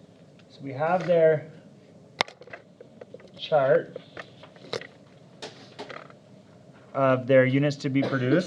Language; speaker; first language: English; native; English